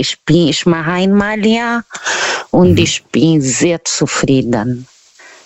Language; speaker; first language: German; non-native, learner; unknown